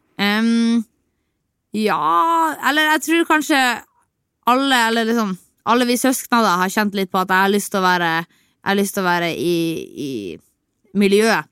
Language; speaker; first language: Norwegian; native; Norwegian